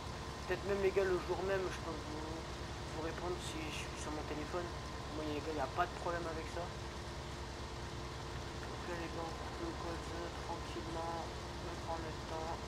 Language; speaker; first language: French; native; French